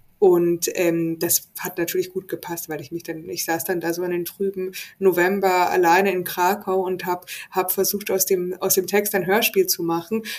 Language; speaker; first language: German; native; German